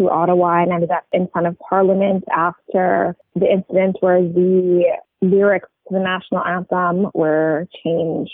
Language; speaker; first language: English; native; English